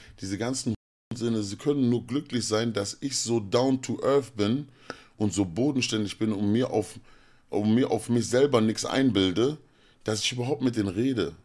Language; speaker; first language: German; native; German